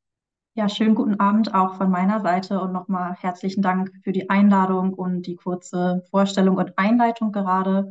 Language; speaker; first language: German; native; German